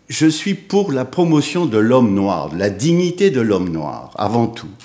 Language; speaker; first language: French; native; French